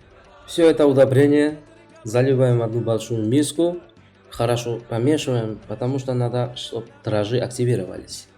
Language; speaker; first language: Russian; non-native, fluent; Georgian